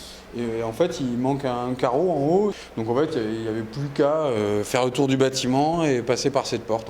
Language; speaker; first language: French; native; French